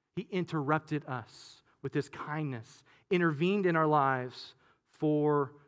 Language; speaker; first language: English; native; English